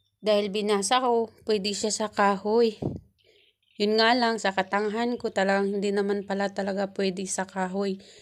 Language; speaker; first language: Filipino; native; Filipino